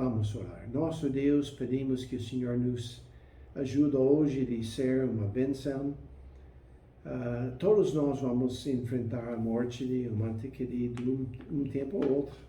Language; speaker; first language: Portuguese; non-native, fluent; English